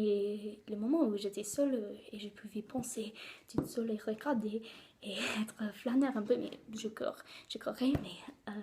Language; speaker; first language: French; non-native, learner; English